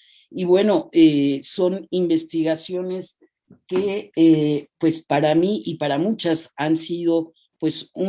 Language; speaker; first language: Spanish; native; Spanish